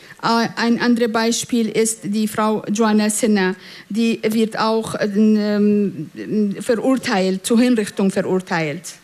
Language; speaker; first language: German; non-native, fluent; Central Kurdish